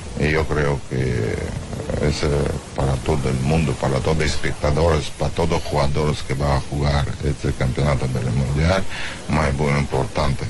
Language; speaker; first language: Spanish; non-native, learner; Russian